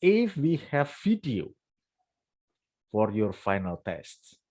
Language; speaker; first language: English; non-native, fluent; Indonesian